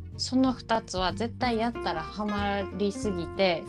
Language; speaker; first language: Japanese; early bilingual, heritage; Japanese